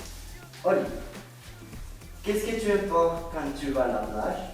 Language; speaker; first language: French; non-native, learner; Spanish